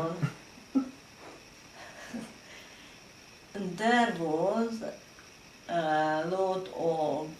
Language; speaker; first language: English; non-native, learner; Hungarian